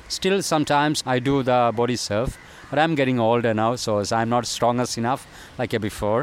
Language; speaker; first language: English; non-native, local second language; Malayalam